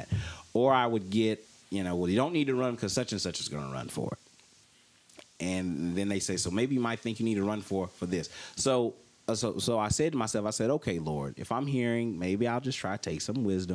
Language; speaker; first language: English; native; English